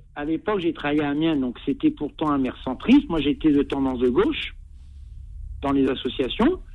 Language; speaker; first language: French; native; French